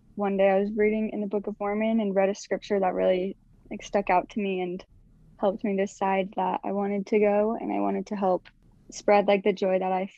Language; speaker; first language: English; native; English